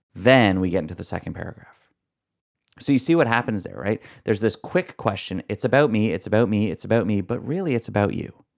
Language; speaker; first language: English; native; English